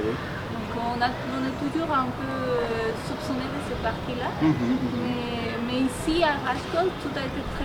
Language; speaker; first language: French; non-native, fluent; Spanish